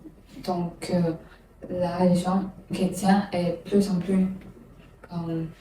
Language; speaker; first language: French; non-native, learner; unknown